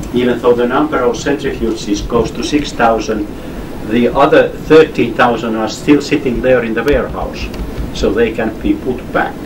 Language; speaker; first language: English; non-native, fluent; Finnish